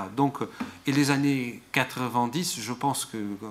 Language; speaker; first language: French; non-native, fluent; Portuguese